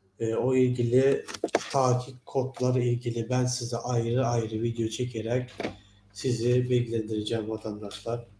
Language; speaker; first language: Turkish; non-native, fluent; Turkmen